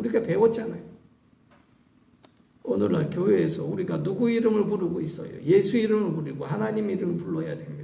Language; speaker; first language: Korean; native; Korean